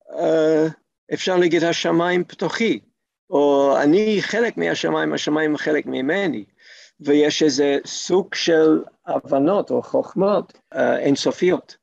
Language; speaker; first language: Hebrew; non-native, fluent; English